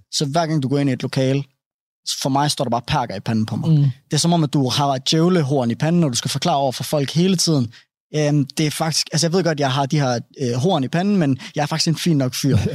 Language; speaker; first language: Danish; early bilingual, other home language; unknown